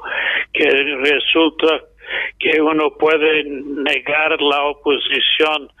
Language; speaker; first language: Spanish; non-native, fluent; English